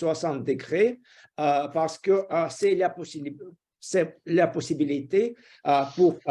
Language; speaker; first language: French; non-native, fluent; Russian